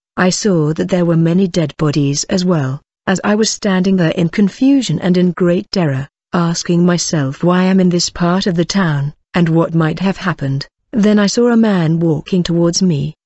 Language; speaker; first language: English; non-native, local second language; Zulu